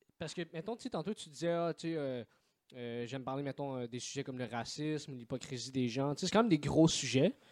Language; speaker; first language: French; native; French